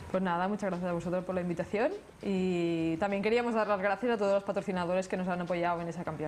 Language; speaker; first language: Spanish; native; Spanish